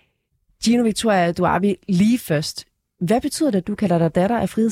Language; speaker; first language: Danish; native; Danish